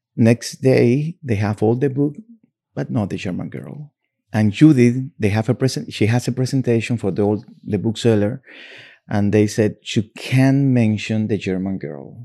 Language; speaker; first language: English; non-native, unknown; Spanish